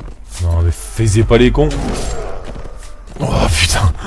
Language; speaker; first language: French; native; French